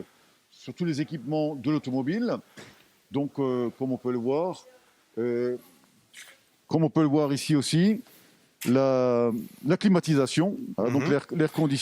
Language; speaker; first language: French; native; French